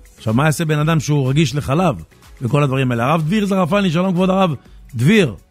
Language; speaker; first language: Hebrew; native; Hebrew